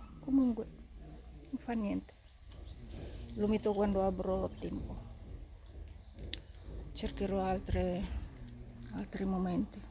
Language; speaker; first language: Italian; non-native, fluent; Cebuano